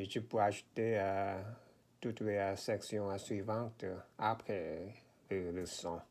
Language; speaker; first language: French; non-native, learner; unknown